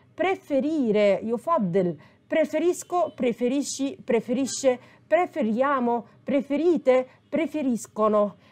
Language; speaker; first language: Italian; non-native, fluent; Arabic